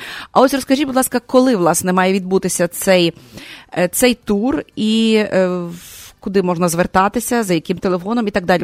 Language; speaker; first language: Ukrainian; native; Ukrainian